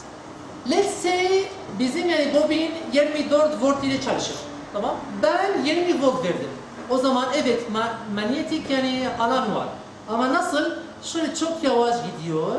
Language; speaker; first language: Turkish; non-native, learner; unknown